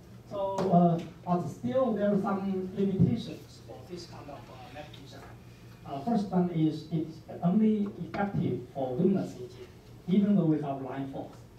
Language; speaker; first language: English; non-native, fluent; Chinese